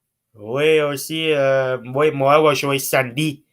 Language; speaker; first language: French; non-native, learner; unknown